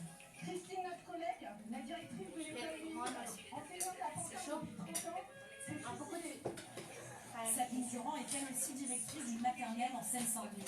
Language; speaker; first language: French; native; French